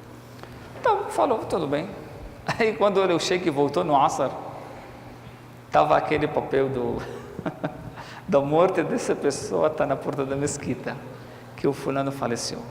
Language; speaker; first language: Portuguese; non-native, fluent; Arabic